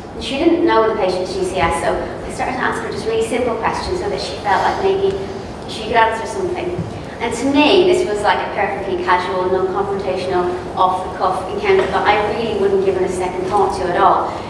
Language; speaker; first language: English; native; English